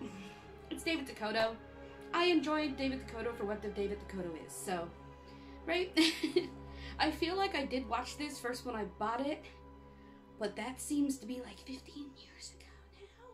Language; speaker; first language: English; native; English